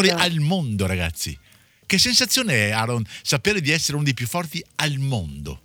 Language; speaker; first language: Italian; native; Italian